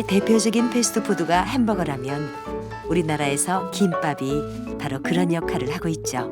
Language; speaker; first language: Korean; native; Korean